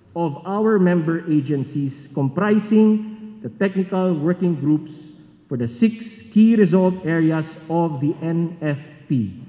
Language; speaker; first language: English; non-native, local second language; Filipino